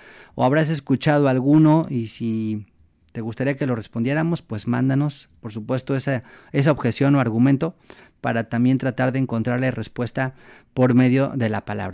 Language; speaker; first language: Spanish; native; Spanish